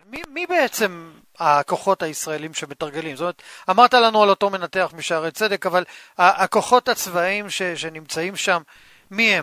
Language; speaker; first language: Hebrew; native; Hebrew